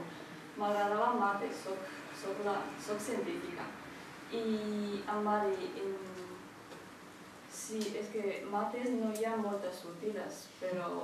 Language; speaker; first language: Catalan; early bilingual, other home language; Chinese